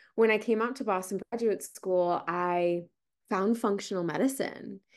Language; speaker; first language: English; native; English